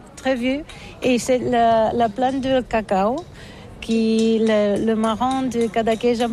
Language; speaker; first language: French; non-native, learner; Catalan